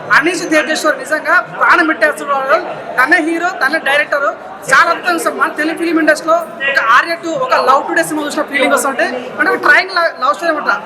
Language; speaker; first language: Telugu; native; Telugu